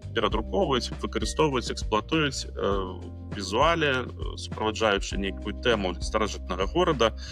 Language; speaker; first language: Belarusian; non-native, local second language; Russian